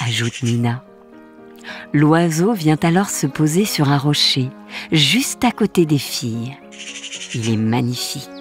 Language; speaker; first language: French; native; French